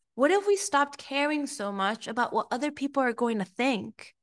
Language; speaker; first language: English; early bilingual, other home language; Spanish